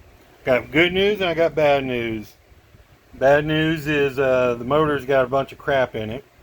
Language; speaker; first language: English; native; English